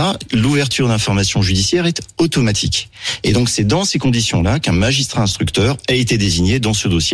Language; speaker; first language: French; native; French